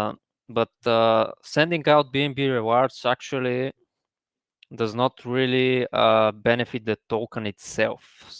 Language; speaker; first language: English; non-native, fluent; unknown